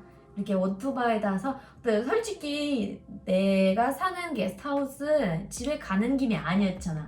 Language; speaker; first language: Korean; non-native, learner; Russian